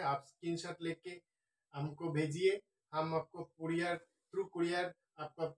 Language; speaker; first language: Hindi; non-native, local second language; Bangla